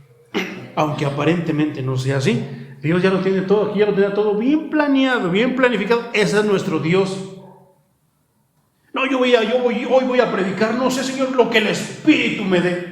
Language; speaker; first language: Spanish; native; Spanish